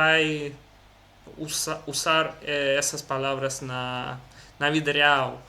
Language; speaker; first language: Portuguese; non-native, learner; Russian